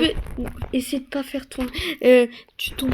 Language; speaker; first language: French; native; French